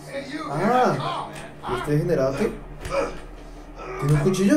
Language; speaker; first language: Spanish; native; Spanish